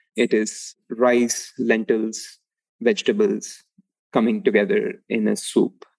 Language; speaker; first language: English; non-native, local second language; Tamil